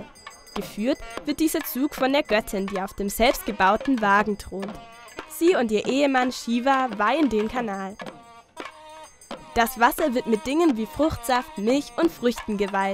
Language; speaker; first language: German; native; German